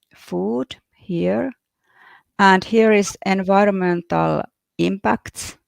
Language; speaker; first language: English; non-native, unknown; Finnish